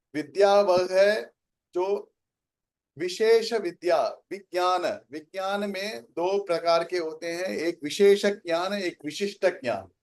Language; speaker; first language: Hindi; non-native, local second language; Tamil